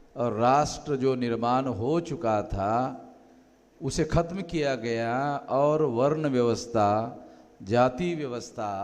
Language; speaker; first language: Hindi; non-native, local second language; Marathi